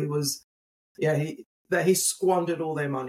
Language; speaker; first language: English; native; English